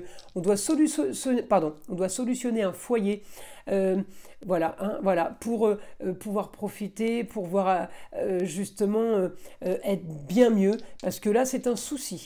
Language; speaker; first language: French; native; French